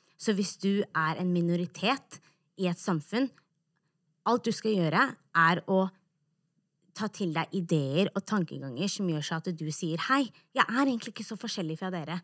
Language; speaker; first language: Norwegian; native; Norwegian